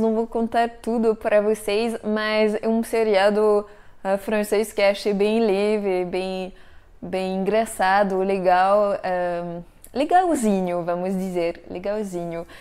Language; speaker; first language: Portuguese; non-native, fluent; French